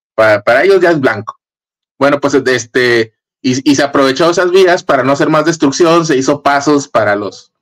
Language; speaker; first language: Spanish; native; Spanish